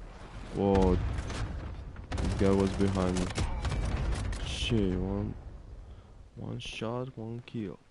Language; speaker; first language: English; non-native, learner; Ukrainian